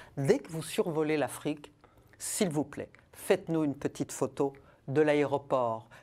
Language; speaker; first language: French; non-native, local second language; Rundi